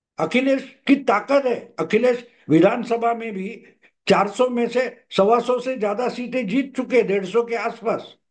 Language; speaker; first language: Hindi; non-native, local second language; Marathi